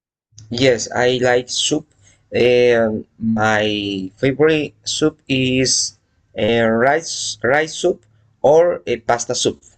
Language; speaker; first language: English; non-native, learner; Spanish